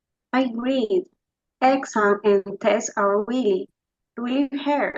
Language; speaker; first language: English; non-native, learner; Spanish